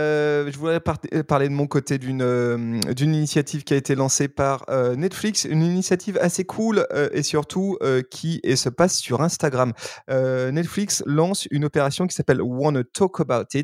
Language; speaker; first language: French; native; French